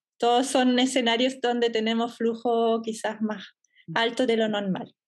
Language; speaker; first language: Spanish; non-native, fluent; German